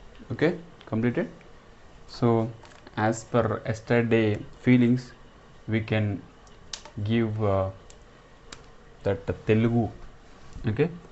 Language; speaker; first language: English; non-native, local second language; Telugu